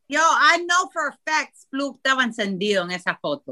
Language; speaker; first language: Spanish; early bilingual, heritage; Spanish